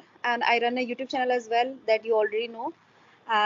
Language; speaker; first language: English; non-native, local second language; Hindi